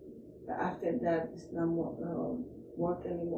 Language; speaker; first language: English; non-native, learner; Spanish